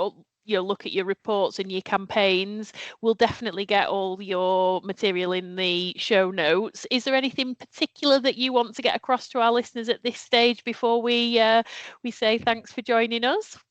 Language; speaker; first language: English; native; English